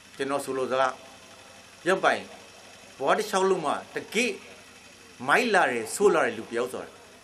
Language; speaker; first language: Burmese; native; Burmese